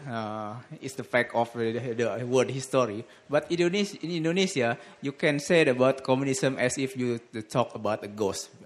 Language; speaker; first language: English; non-native, learner; Indonesian